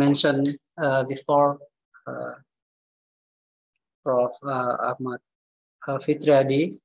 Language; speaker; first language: English; non-native, learner; Indonesian